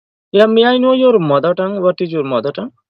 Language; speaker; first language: English; non-native, learner; Hindi